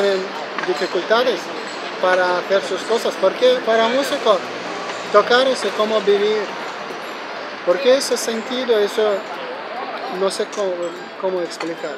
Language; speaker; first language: Spanish; non-native, learner; Ukrainian